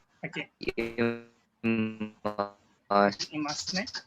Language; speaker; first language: Japanese; non-native, fluent; Filipino